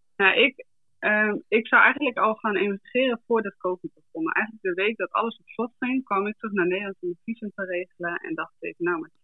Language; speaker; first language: Dutch; native; Dutch